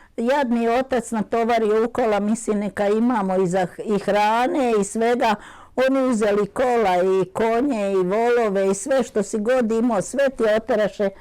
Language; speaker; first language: Bosnian; native; Bosnian